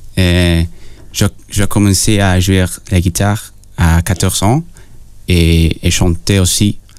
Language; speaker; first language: French; non-native, learner; Spanish